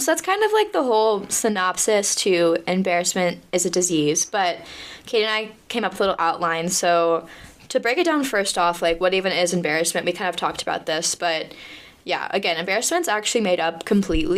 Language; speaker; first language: English; native; English